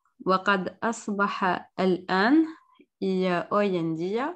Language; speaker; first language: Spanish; non-native, learner; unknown